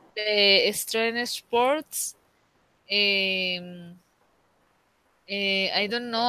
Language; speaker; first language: English; non-native, learner; Spanish